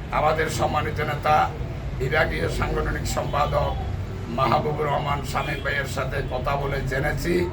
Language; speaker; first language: Bangla; native; Bangla